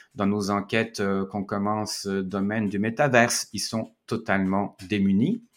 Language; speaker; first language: French; native; French